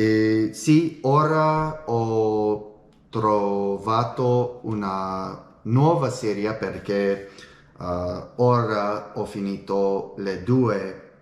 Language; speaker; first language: Italian; non-native, learner; English